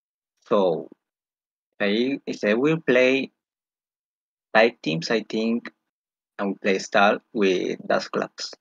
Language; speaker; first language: English; non-native, fluent; Spanish